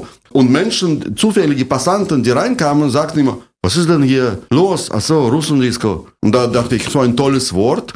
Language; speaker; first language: German; non-native, fluent; Russian